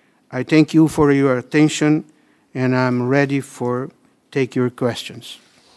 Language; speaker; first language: English; non-native, fluent; Portuguese